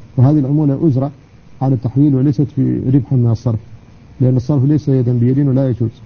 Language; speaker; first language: Arabic; native; Arabic